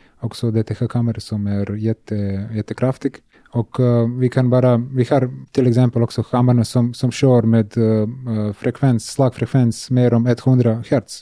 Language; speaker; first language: Swedish; non-native, learner; Serbian